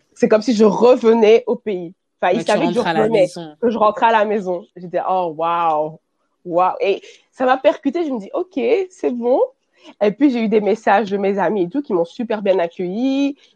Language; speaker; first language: French; native; French